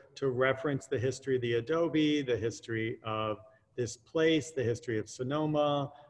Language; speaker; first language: English; native; English